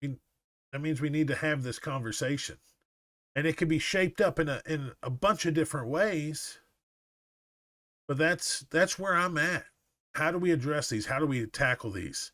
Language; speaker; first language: English; native; English